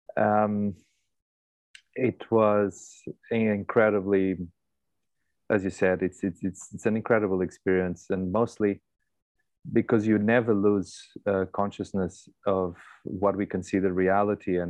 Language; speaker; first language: English; non-native, fluent; Portuguese